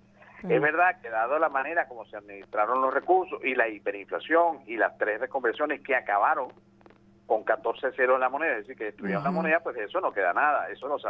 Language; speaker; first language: Spanish; native; Spanish